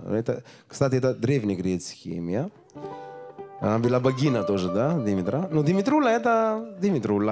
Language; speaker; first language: Russian; non-native, learner; Greek